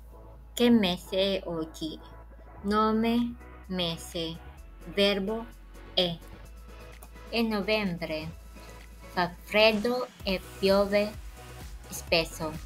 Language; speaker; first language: Italian; non-native, fluent; Filipino